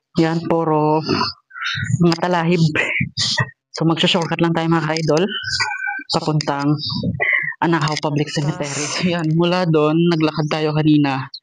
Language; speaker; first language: Filipino; non-native, local second language; Romany